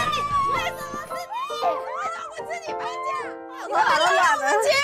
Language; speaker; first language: Chinese; native; Chinese